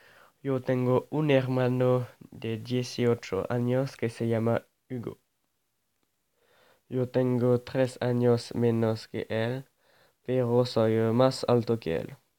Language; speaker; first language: Spanish; non-native, learner; French